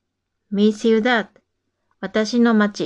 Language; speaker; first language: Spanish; non-native, fluent; Japanese